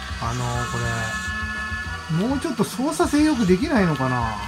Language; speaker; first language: Japanese; native; Japanese